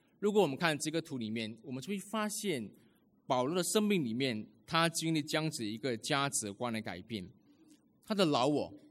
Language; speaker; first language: Chinese; early bilingual, heritage; Chinese